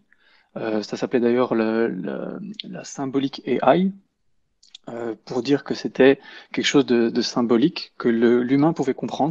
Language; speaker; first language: French; native; French